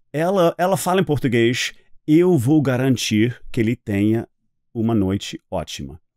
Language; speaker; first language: Portuguese; non-native, fluent; English